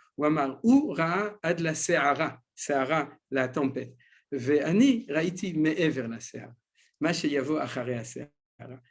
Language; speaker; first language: Hebrew; non-native, fluent; French